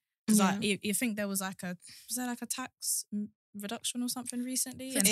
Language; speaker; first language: English; native; English